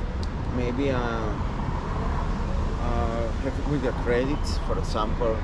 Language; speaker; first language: English; non-native, learner; Spanish